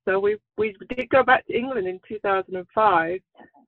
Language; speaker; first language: English; native; English